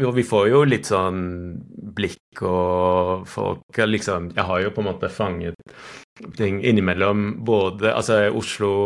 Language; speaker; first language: Norwegian; non-native, fluent; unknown